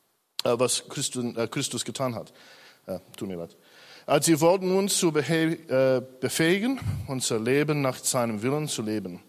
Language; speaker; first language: German; non-native, learner; English